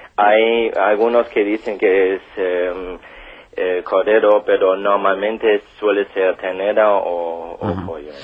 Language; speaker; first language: Spanish; non-native, fluent; German